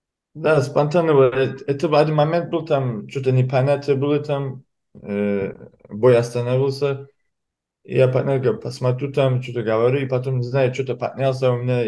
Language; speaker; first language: Russian; early bilingual, heritage; Kumyk